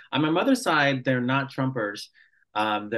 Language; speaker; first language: English; early bilingual, other home language; Spanish